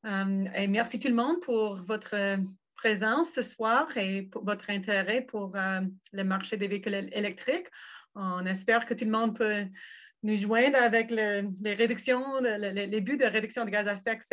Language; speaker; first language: French; non-native, learner; English